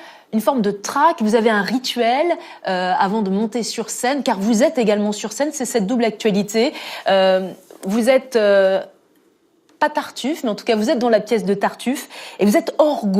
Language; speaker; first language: French; native; French